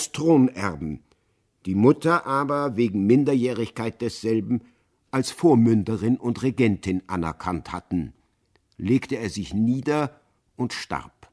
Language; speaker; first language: German; native; German